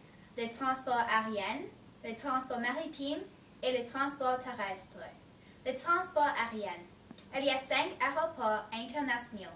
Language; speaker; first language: French; non-native, learner; English